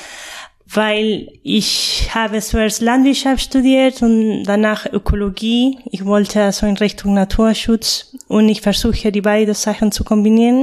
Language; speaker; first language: German; non-native, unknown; Spanish